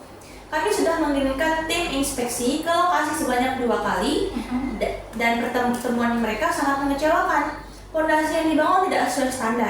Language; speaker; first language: Indonesian; native; Indonesian